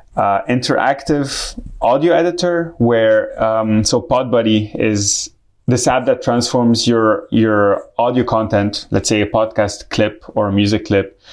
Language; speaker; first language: English; non-native, fluent; Arabic